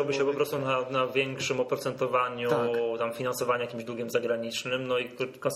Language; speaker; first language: Polish; native; Polish